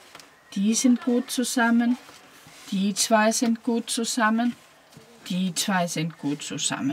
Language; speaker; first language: German; non-native, fluent; Danish